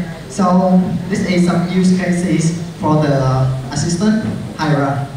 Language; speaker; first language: English; non-native, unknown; Vietnamese